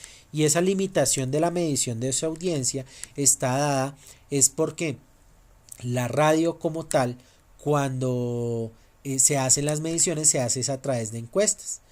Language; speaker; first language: Spanish; native; Spanish